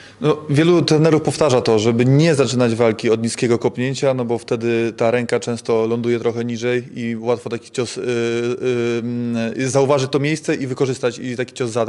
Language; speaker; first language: Polish; native; Polish